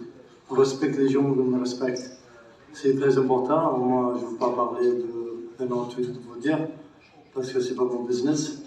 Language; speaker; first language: French; non-native, learner; Arabic